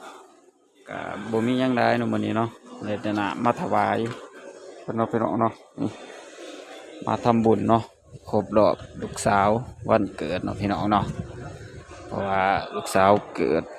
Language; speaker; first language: Thai; non-native, local second language; Northeastern Thai